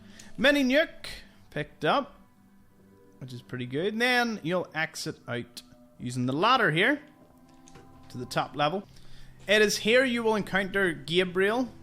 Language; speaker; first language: English; native; English